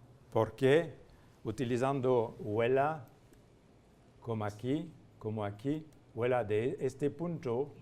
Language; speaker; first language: Spanish; non-native, fluent; French